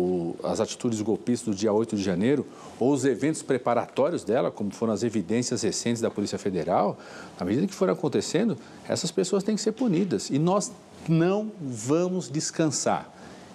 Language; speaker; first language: Portuguese; native; Portuguese